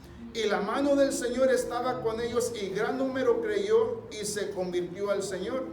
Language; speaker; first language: Spanish; native; Spanish